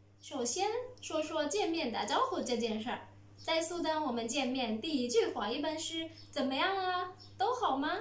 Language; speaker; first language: Chinese; non-native, fluent; Arabic